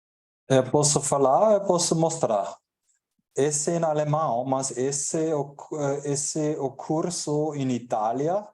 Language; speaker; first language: Portuguese; non-native, learner; German